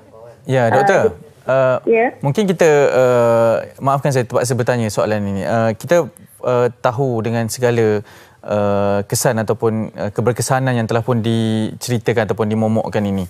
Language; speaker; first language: Malay; native; Malay